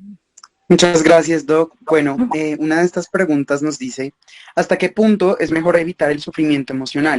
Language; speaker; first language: Spanish; native; Spanish